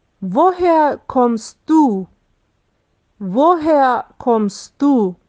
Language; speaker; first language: German; non-native, fluent; Turkish